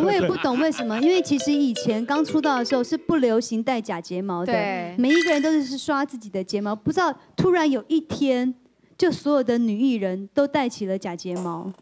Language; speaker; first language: Chinese; native; Chinese